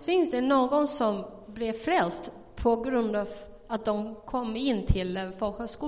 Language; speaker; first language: Swedish; non-native, fluent; Chinese